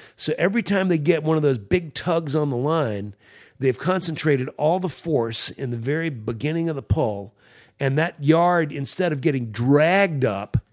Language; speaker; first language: English; native; English